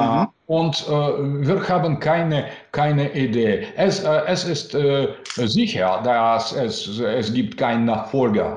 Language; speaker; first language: German; non-native, learner; Russian